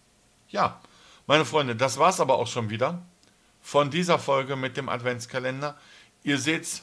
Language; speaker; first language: German; native; German